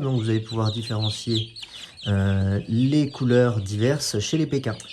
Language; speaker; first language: French; native; French